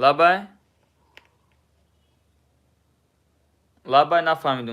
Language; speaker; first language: Russian; non-native, fluent; Tajik